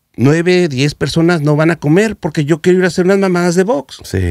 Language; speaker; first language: Spanish; early bilingual, heritage; Spanish